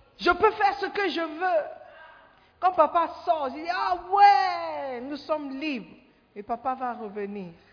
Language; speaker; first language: French; non-native, fluent; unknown